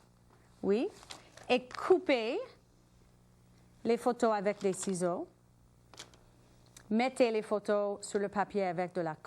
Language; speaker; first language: French; non-native, fluent; English